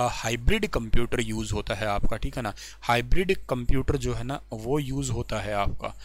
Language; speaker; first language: Hindi; native; Hindi